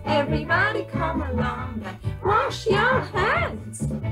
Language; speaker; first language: English; non-native, fluent; Polish